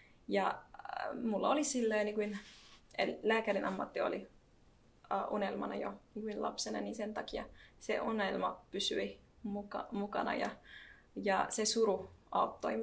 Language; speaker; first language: Finnish; non-native, fluent; Arabic